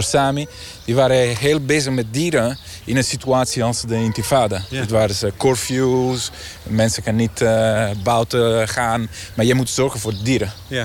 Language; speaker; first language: Dutch; non-native, learner; Italian